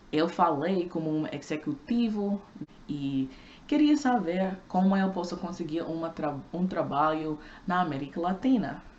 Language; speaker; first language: Portuguese; non-native, fluent; English